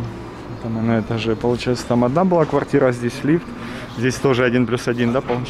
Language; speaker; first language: Russian; native; Russian